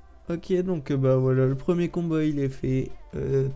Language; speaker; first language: French; native; French